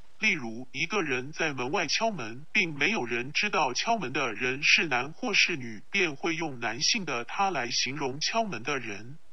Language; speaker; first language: Chinese; non-native, local second language; Cantonese